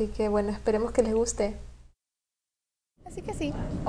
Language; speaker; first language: Spanish; non-native, fluent; English